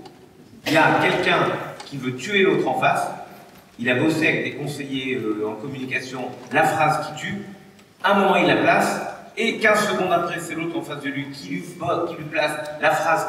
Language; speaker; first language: French; native; French